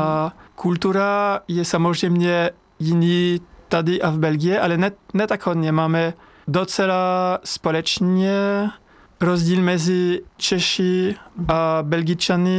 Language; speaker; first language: Czech; non-native, fluent; French